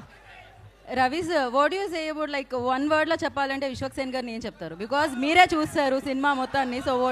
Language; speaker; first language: Telugu; native; Telugu